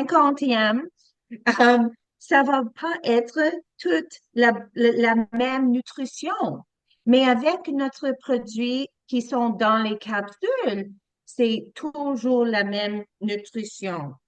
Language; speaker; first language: French; non-native, learner; English